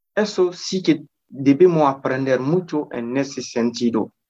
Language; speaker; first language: Spanish; non-native, fluent; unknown